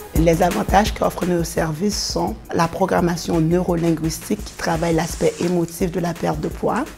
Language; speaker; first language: French; non-native, local second language; Haitian Creole